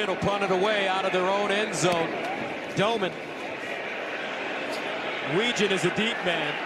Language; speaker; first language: English; native; English